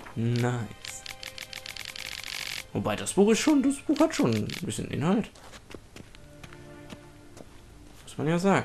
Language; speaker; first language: German; native; German